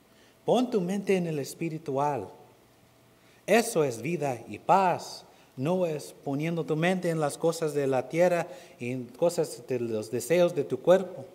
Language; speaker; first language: Spanish; non-native, fluent; English